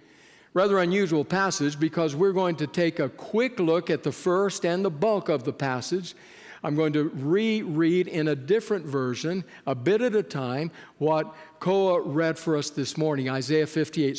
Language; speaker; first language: English; native; English